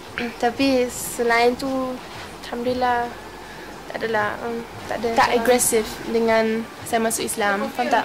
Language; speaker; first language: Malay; non-native, fluent; German